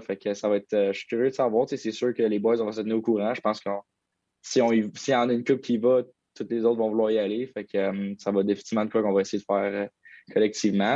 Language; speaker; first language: French; native; French